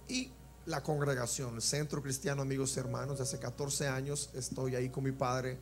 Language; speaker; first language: Spanish; native; Spanish